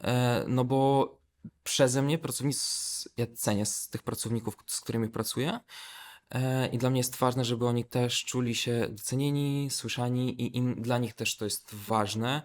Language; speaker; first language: Polish; non-native, fluent; Belarusian